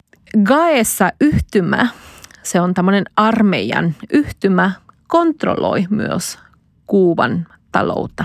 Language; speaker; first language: Finnish; non-native, fluent; Spanish